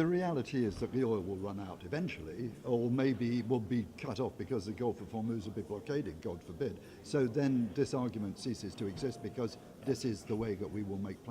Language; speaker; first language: English; native; English